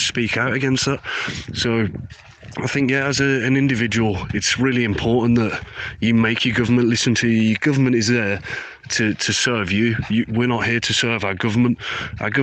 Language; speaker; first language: English; native; English